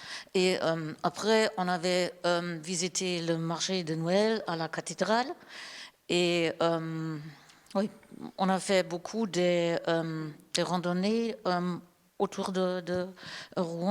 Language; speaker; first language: French; non-native, learner; German